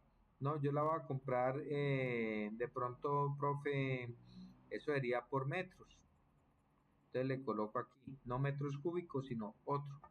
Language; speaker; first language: Spanish; native; Spanish